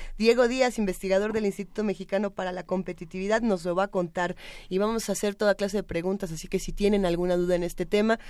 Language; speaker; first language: Spanish; native; Spanish